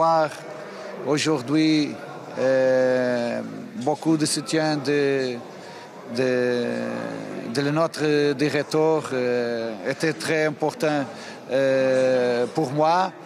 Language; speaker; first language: French; non-native, fluent; Portuguese